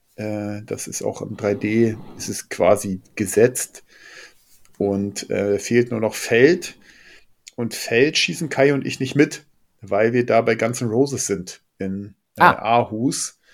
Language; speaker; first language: German; native; German